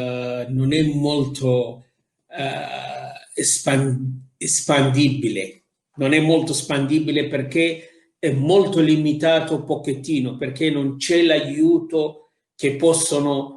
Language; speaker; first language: Italian; non-native, fluent; Arabic